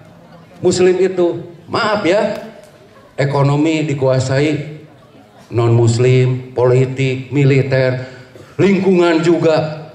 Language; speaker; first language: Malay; non-native, local second language; Sundanese